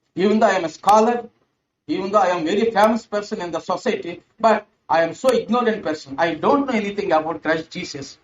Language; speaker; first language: English; non-native, local second language; Telugu